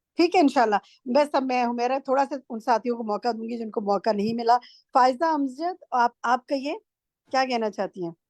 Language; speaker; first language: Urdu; native; Urdu